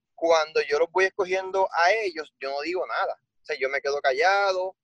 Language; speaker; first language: Spanish; native; Spanish